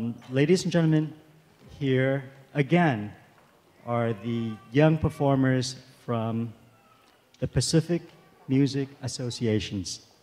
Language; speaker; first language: English; native; English